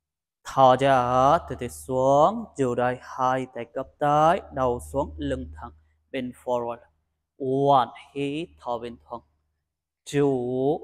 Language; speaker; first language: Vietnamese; non-native, learner; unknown